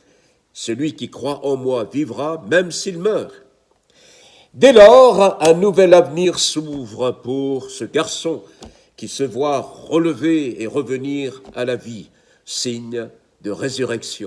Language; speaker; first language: French; native; French